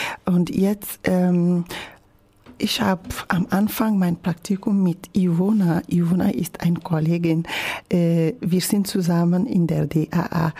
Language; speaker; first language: German; non-native, learner; Ewe